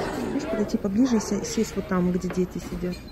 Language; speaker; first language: Russian; native; Russian